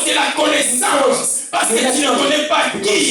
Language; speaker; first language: French; non-native, local second language; Lingala